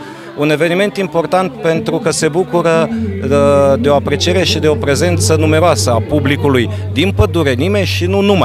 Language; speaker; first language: Romanian; native; Romanian